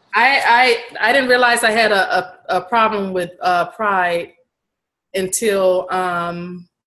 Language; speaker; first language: English; native; English